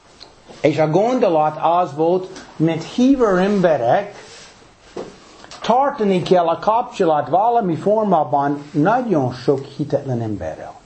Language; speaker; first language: Hungarian; non-native, fluent; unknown